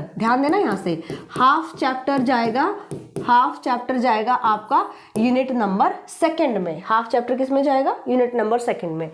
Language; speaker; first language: Hindi; native; Hindi